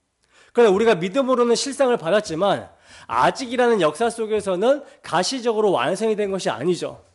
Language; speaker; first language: Korean; native; Korean